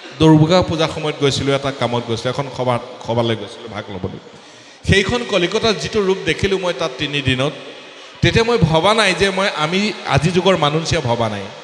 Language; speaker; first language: Assamese; native; Assamese